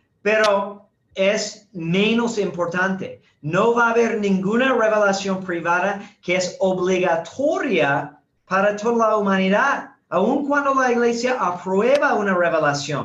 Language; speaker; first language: Spanish; non-native, fluent; English